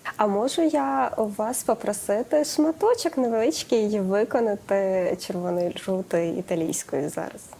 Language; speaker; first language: Ukrainian; native; Ukrainian